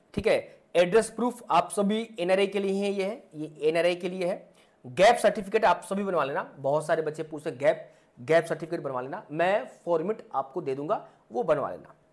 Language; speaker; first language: Hindi; native; Hindi